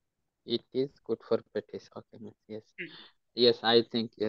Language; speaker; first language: English; non-native, learner; Hindi